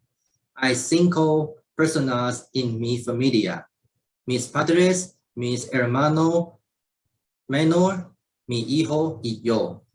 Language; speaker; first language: Spanish; non-native, learner; Chinese